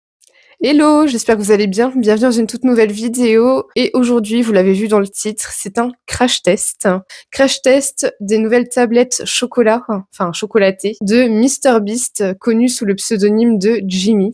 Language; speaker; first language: French; native; French